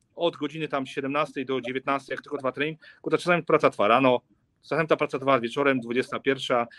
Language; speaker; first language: Polish; native; Polish